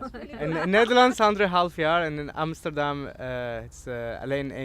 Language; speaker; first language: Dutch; non-native, learner; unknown